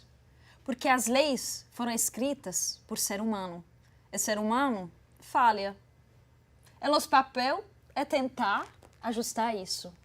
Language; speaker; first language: Portuguese; non-native, fluent; Arabic